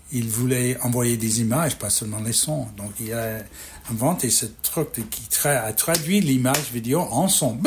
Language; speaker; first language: French; non-native, fluent; English